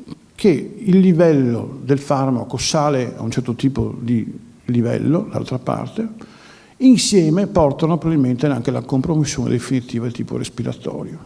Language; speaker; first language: Italian; native; Italian